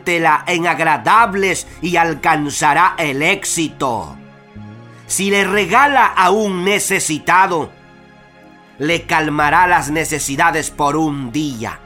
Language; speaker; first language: Spanish; native; Spanish